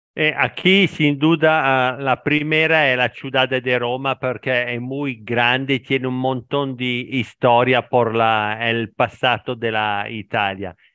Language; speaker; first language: Spanish; non-native, learner; Italian